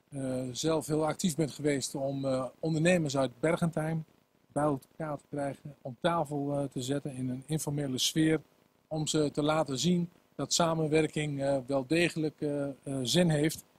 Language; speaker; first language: Dutch; native; Dutch